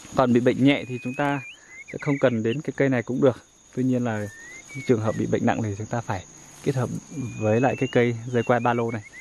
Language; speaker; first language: Vietnamese; non-native, local second language; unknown